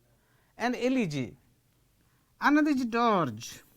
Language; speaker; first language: English; non-native, local second language; Odia